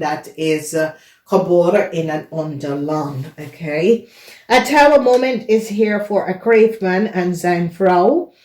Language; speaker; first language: Dutch; non-native, learner; English